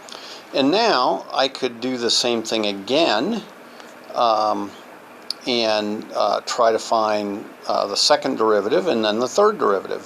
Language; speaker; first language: English; native; English